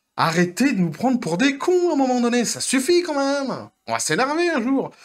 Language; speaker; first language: French; native; French